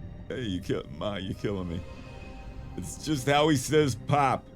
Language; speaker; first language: English; native; English